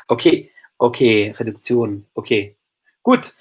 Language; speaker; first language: German; non-native, fluent; English